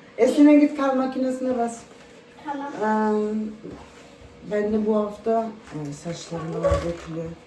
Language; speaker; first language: Turkish; early bilingual, heritage; Turkish